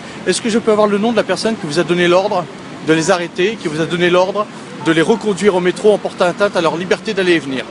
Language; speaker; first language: French; native; French